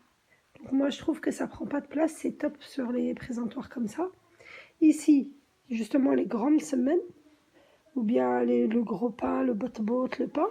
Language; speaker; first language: French; native; French